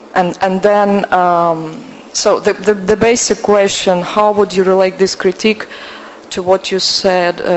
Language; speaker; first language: English; non-native, fluent; Russian